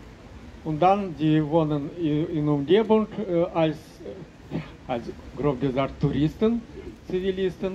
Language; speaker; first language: German; non-native, learner; Russian